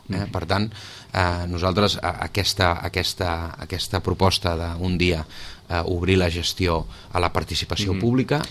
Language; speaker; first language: Catalan; native; Catalan